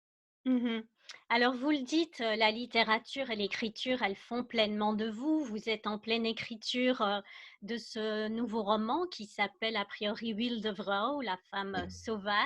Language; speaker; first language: French; native; French